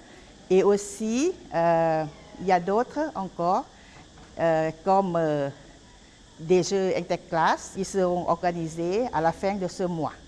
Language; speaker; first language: French; non-native, fluent; Lao